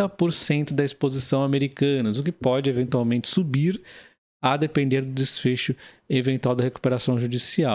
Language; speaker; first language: Portuguese; native; Portuguese